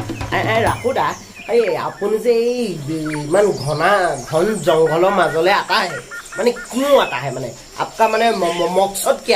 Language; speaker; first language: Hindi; non-native, local second language; Assamese